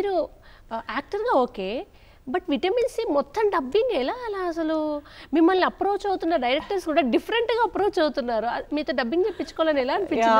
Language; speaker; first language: Telugu; native; Telugu